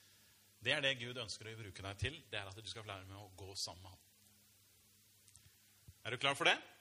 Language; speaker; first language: Norwegian; native; Norwegian